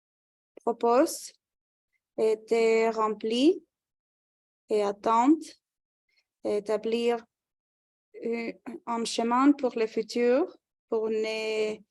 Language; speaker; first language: French; non-native, fluent; Spanish